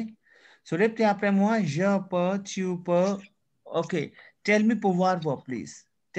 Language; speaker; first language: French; non-native, fluent; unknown